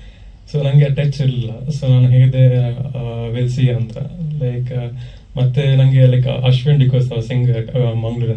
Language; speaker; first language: Kannada; non-native, local second language; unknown